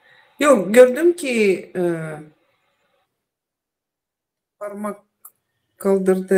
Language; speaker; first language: Turkish; non-native, learner; Russian